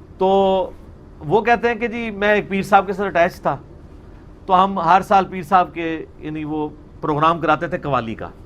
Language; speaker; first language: Urdu; non-native, local second language; Punjabi